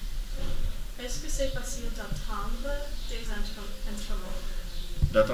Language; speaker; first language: French; non-native, learner; English